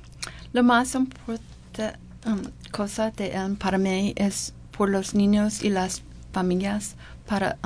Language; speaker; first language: Spanish; non-native, learner; English